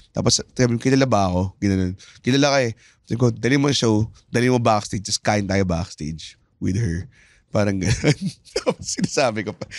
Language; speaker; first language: Filipino; native; Filipino